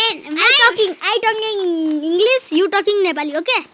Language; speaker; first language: English; non-native, learner; Nepali